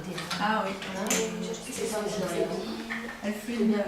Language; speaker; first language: French; native; French